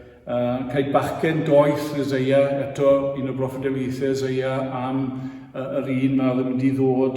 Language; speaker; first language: Welsh; native; Welsh